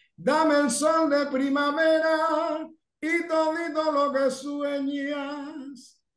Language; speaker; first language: Spanish; native; Spanish